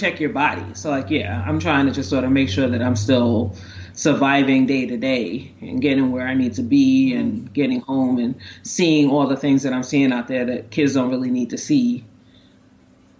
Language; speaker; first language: English; native; English